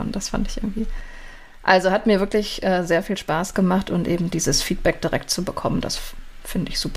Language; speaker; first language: German; native; German